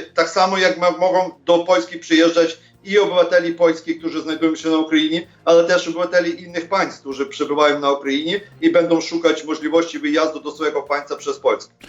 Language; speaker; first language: Polish; non-native, fluent; Ukrainian